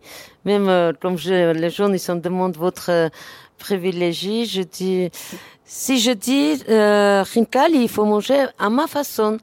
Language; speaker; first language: French; non-native, learner; Armenian